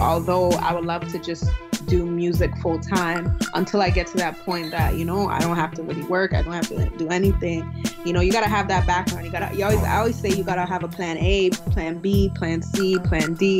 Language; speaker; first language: English; native; English